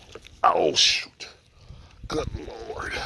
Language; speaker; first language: English; native; English